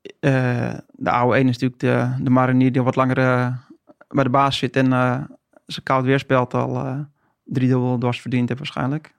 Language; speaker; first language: Dutch; native; Dutch